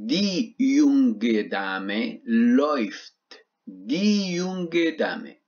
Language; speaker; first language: German; non-native, fluent; Arabic